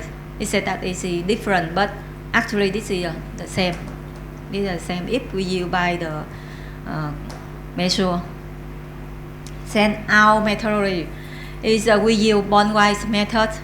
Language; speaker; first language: English; non-native, learner; Vietnamese